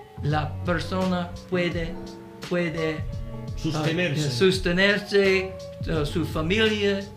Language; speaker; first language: Spanish; non-native, learner; English